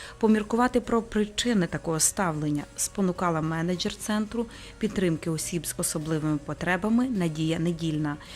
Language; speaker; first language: Ukrainian; native; Ukrainian